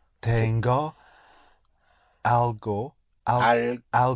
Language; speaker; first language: Spanish; non-native, learner; English